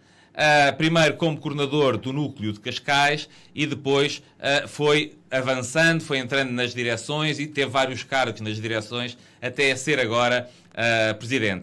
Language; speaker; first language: Portuguese; native; Portuguese